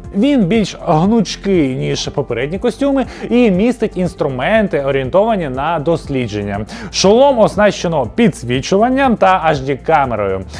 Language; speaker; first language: Ukrainian; native; Ukrainian